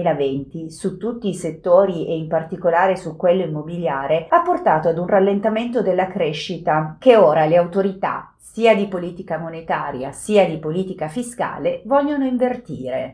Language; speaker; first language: Italian; native; Italian